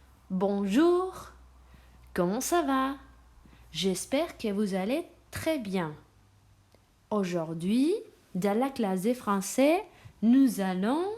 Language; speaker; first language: French; non-native, fluent; Spanish